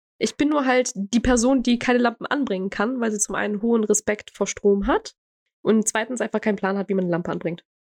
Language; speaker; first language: German; early bilingual, other home language; Croatian